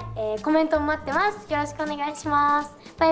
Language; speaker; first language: Japanese; native; Japanese